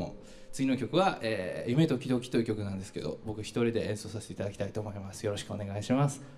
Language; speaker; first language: Japanese; native; Japanese